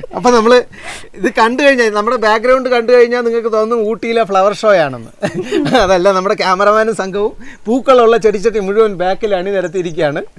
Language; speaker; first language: Malayalam; native; Malayalam